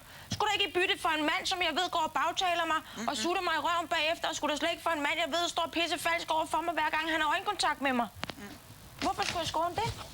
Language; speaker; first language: Danish; native; Danish